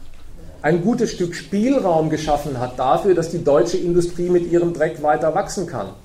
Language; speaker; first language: German; native; German